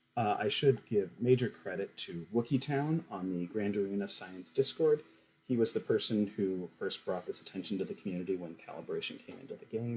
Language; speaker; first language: English; native; English